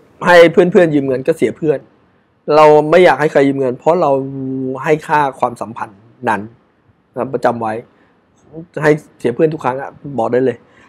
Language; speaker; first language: Thai; native; Thai